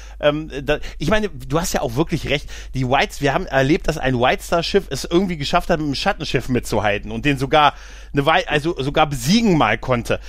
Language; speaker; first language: German; native; German